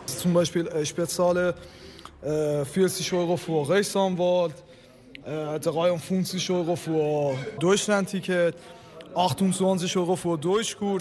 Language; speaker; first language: German; non-native, learner; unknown